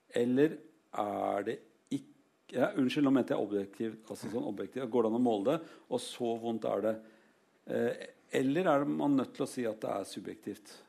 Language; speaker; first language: Norwegian; native; Norwegian